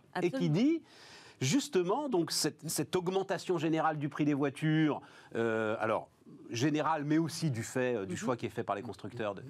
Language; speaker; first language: French; native; French